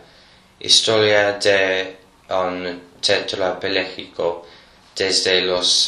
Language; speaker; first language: Spanish; non-native, learner; English